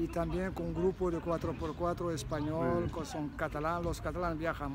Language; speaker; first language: Spanish; non-native, learner; Arabic